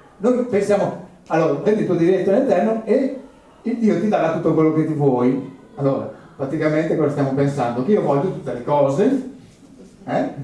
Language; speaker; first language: Italian; early bilingual, other home language; English